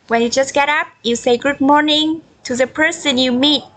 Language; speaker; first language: English; non-native, learner; Vietnamese